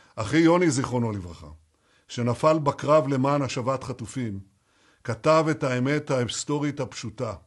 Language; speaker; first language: Hebrew; native; Hebrew